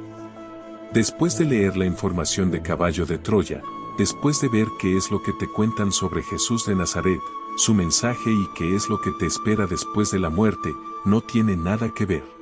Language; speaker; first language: Spanish; native; Spanish